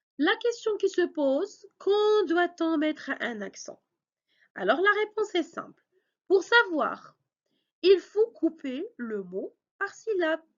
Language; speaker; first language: French; non-native, local second language; Arabic